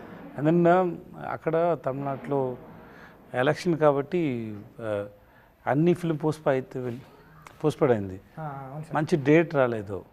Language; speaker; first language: Telugu; non-native, learner; Tamil